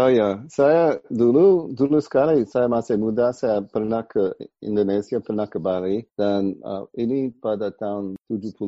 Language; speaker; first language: Indonesian; non-native, fluent; English